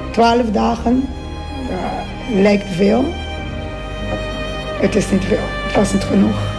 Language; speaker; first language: Dutch; non-native, local second language; Papiamento